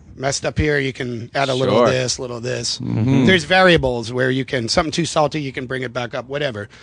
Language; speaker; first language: English; native; English